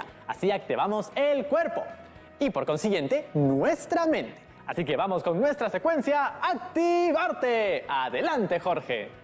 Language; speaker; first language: Spanish; native; Spanish